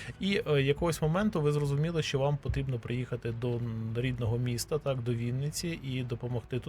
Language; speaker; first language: Ukrainian; native; Ukrainian